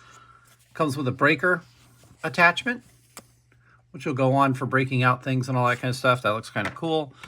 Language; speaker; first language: English; native; English